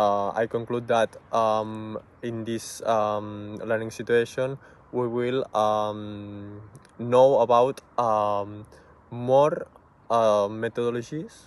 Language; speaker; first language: English; non-native, learner; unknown